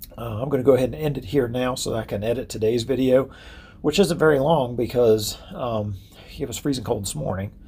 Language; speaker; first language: English; native; English